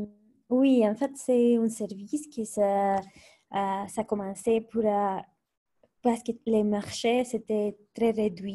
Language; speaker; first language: French; non-native, fluent; Spanish